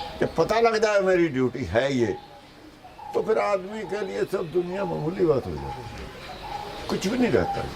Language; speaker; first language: Hindi; non-native, local second language; Punjabi